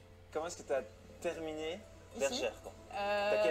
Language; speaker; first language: French; native; French